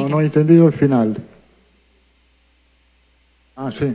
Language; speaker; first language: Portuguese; non-native, learner; Italian